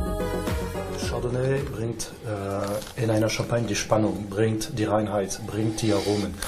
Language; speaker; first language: German; non-native, fluent; French